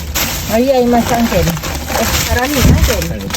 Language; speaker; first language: Spanish; non-native, learner; Filipino